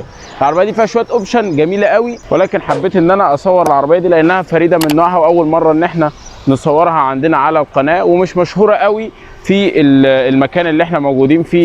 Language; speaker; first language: Arabic; native; Arabic